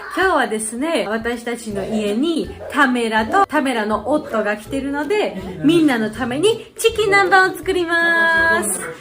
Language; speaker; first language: Japanese; non-native, fluent; Georgian